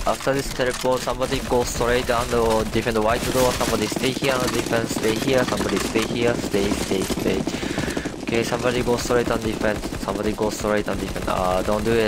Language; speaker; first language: English; non-native, learner; Japanese